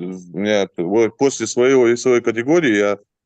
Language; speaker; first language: Russian; native; Russian